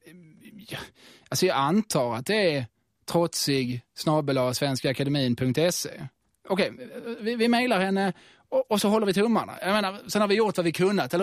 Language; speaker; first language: Swedish; native; Swedish